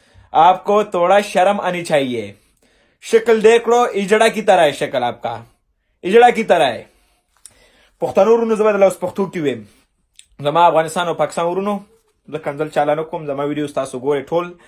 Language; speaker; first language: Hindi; non-native, fluent; Pashto